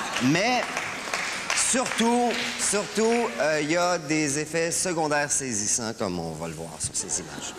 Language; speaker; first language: French; native; French